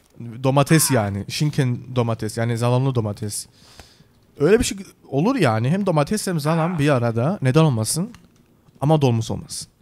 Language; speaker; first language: Turkish; early bilingual, heritage; Turkish